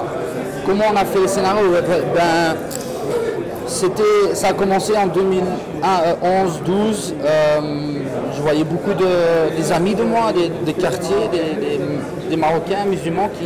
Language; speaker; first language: French; non-native, local second language; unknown